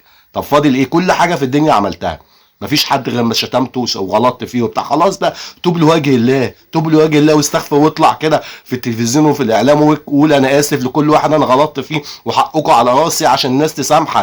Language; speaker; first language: Arabic; native; Arabic